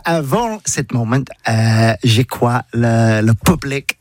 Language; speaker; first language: French; non-native, learner; English